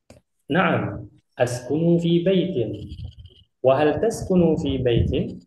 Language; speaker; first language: Arabic; non-native, fluent; Indonesian